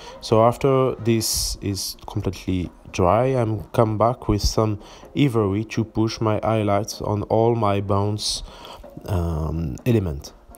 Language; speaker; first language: English; non-native, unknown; French